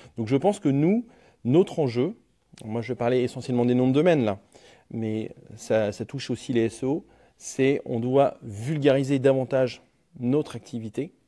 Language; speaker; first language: French; native; French